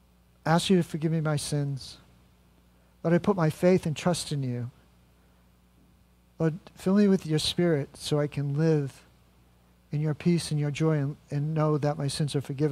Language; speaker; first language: English; native; English